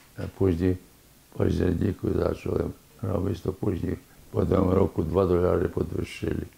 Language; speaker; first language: Polish; native; Polish